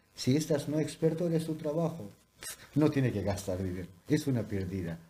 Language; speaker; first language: Spanish; non-native, learner; Urdu